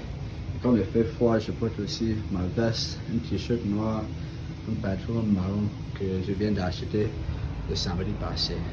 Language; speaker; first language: French; non-native, fluent; English